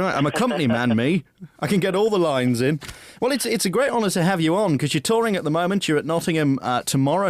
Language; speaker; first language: English; native; English